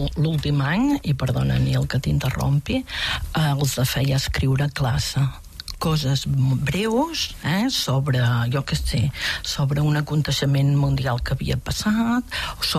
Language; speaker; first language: Catalan; native; Catalan